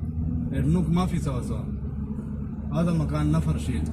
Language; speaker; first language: Arabic; non-native, learner; Hindi